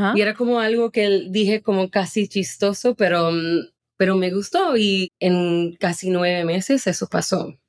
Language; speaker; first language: Spanish; early bilingual, heritage; Spanish